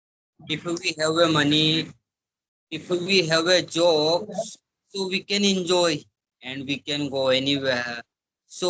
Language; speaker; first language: English; non-native, learner; Hindi